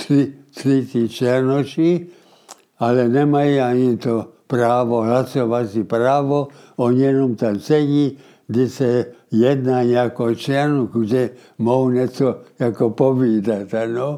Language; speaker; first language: Czech; early bilingual, heritage; Czech